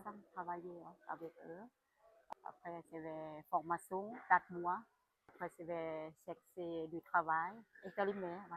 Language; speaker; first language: French; non-native, learner; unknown